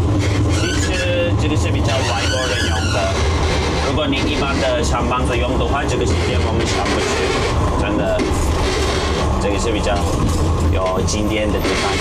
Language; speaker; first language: Chinese; non-native, fluent; Turkish